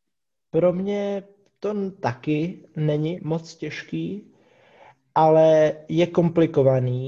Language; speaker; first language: Czech; non-native, fluent; English